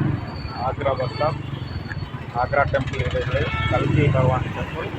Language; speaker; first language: Kannada; non-native, learner; Telugu